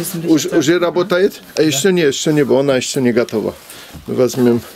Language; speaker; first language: Russian; non-native, learner; German